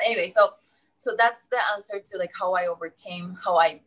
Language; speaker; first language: English; non-native, fluent; Japanese